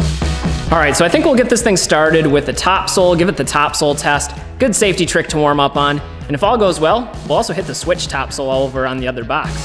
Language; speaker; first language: English; native; English